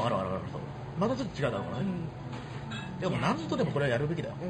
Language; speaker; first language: Japanese; native; Japanese